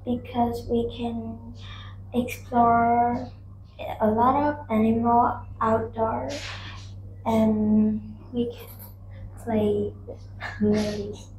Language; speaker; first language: English; non-native, learner; Vietnamese